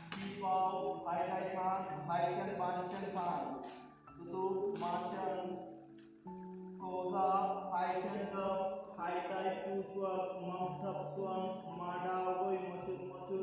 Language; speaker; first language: Vietnamese; non-native, learner; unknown